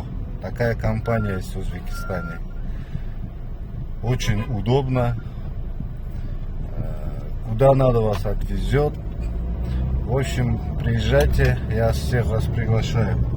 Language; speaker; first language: Russian; non-native, local second language; Kazakh